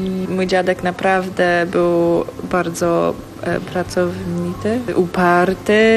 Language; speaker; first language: Polish; non-native, fluent; English